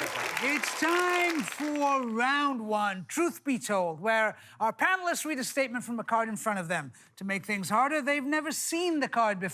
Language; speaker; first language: English; native; English